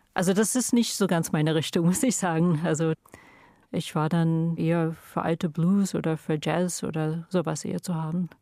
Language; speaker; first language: German; non-native, fluent; English